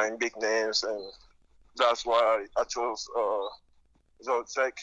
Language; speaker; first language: English; non-native, local second language; French